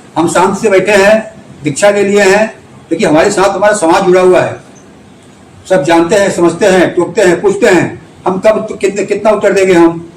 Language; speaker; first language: Hindi; native; Hindi